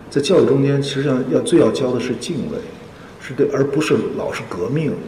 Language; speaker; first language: Chinese; native; Chinese